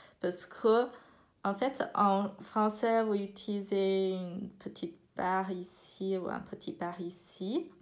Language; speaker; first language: French; non-native, fluent; Chinese